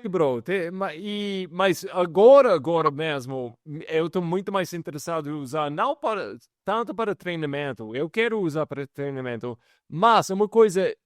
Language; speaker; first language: Portuguese; non-native, fluent; English